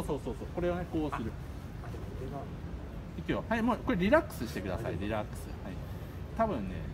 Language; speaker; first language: Japanese; native; Japanese